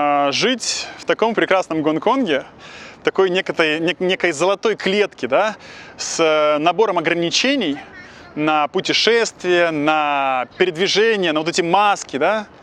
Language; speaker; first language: Russian; native; Russian